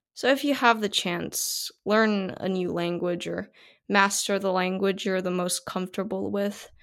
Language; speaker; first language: English; non-native, fluent; Korean